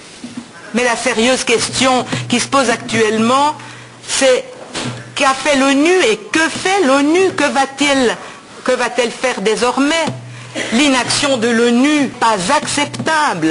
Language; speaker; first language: French; native; French